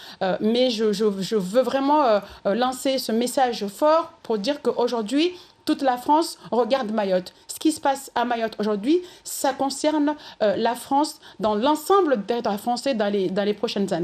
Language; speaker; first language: French; non-native, local second language; Comorian